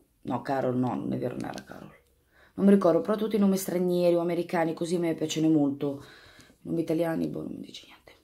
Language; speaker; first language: Italian; native; Italian